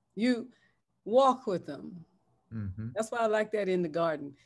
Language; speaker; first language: English; native; English